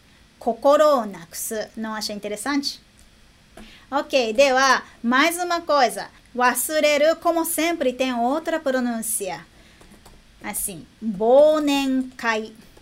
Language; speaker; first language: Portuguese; non-native, fluent; Japanese